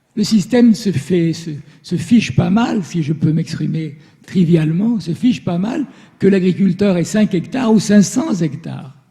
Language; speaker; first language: French; native; French